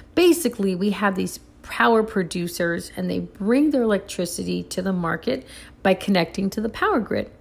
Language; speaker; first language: English; early bilingual, other home language; Spanish